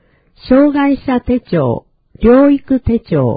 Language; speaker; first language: Japanese; native; Japanese